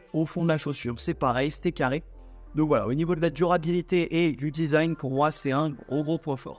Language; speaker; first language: French; native; French